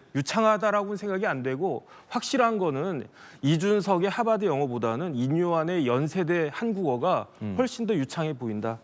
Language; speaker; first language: Korean; native; Korean